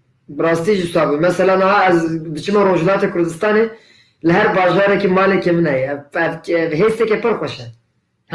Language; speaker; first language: Kurdish; non-native, local second language; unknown